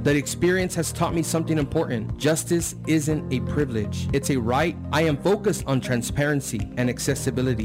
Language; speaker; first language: English; early bilingual, other home language; Spanish